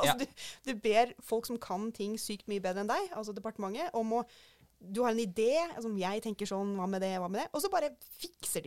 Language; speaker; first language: Norwegian; native; Norwegian